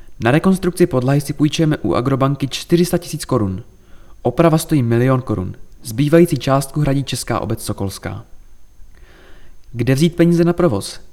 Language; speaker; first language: Czech; native; Czech